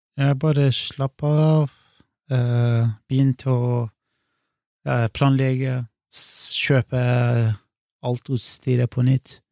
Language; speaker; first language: Norwegian; non-native, fluent; Kurdish